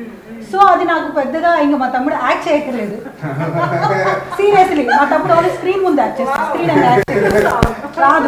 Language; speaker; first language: Telugu; native; Telugu